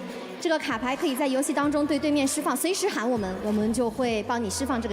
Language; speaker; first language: Chinese; native; Chinese